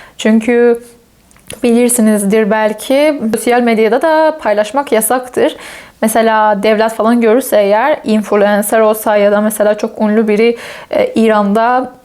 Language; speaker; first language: Turkish; non-native, fluent; Persian